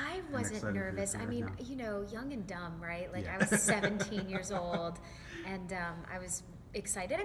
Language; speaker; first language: English; native; English